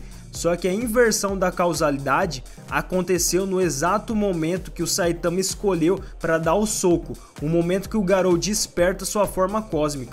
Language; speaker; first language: Portuguese; native; Portuguese